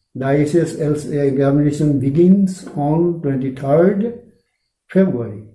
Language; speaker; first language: English; non-native, local second language; Assamese